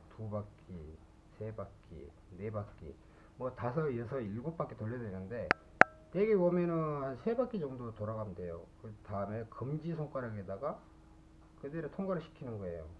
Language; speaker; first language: Korean; native; Korean